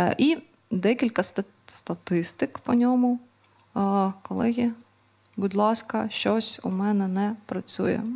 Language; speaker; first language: Ukrainian; non-native, local second language; Russian